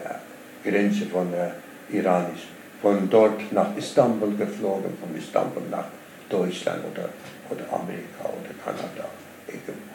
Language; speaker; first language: German; non-native, learner; Persian